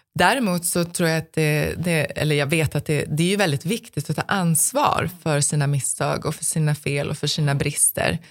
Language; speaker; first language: Swedish; native; Swedish